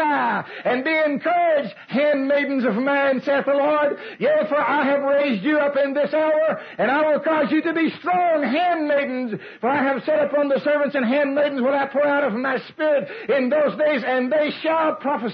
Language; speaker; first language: English; native; English